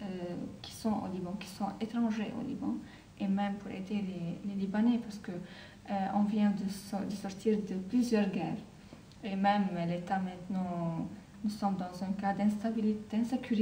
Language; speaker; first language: French; non-native, local second language; Arabic